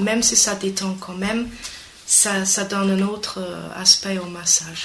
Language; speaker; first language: French; non-native, fluent; English